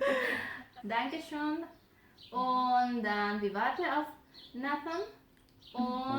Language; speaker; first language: German; non-native, learner; Spanish